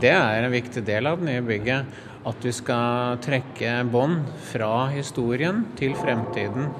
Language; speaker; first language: Norwegian; native; Norwegian